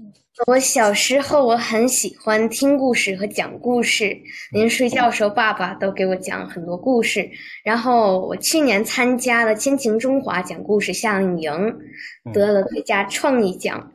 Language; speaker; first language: Chinese; early bilingual, heritage; Chinese